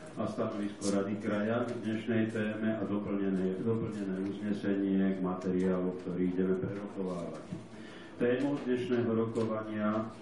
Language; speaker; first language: Slovak; native; Slovak